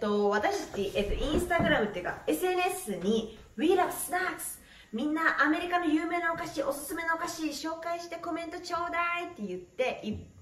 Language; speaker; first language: Japanese; native; Japanese